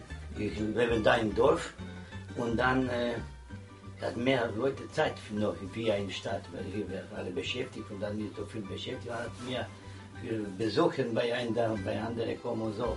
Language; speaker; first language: German; non-native, learner; Croatian